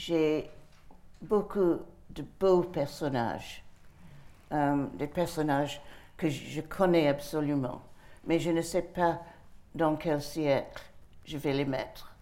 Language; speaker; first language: French; non-native, fluent; English